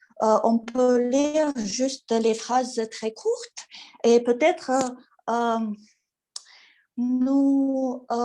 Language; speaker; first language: French; non-native, learner; Russian